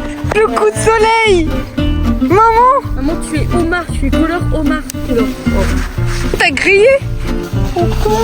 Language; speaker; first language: French; native; French